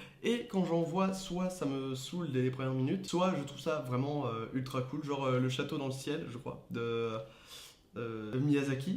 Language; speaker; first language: French; native; French